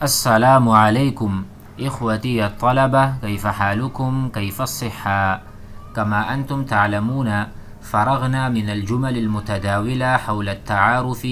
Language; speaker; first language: Arabic; non-native, fluent; Urdu